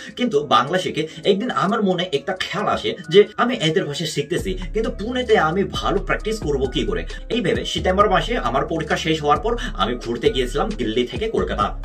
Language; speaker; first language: Bangla; non-native, fluent; Korean